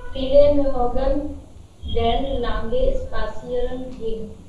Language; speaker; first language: German; non-native, learner; Hindi